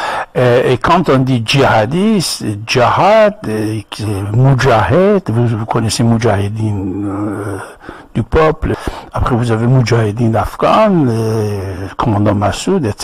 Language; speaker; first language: French; non-native, fluent; Persian